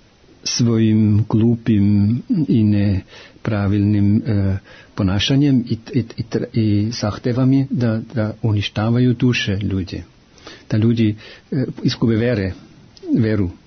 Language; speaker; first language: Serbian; non-native, fluent; German